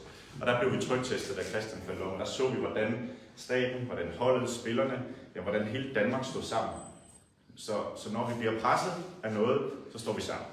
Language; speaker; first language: Danish; native; Danish